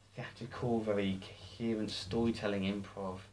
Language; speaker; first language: English; native; English